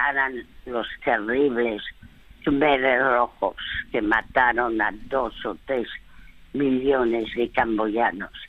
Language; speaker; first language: Spanish; early bilingual, other home language; French